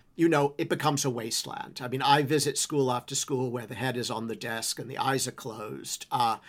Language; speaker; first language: English; native; English